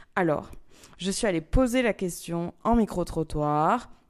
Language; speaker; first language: French; native; French